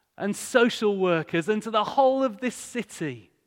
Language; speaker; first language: English; native; English